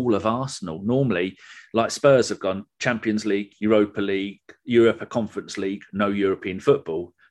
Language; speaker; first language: English; native; English